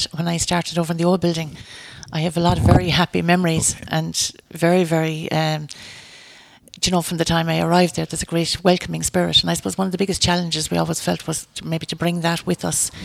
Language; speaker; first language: English; native; English